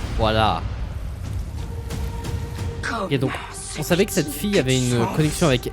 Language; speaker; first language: French; native; French